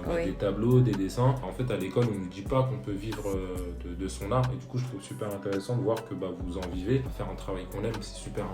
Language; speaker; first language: French; native; French